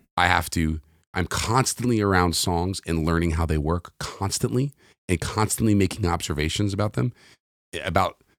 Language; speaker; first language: English; native; English